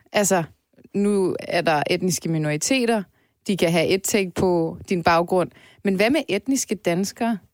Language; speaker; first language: Danish; early bilingual, other home language; Turkish